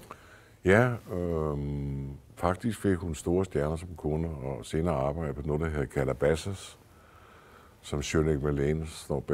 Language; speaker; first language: Danish; native; Danish